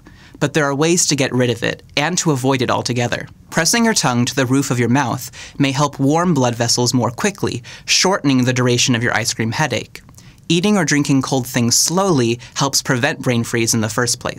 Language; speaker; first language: English; native; English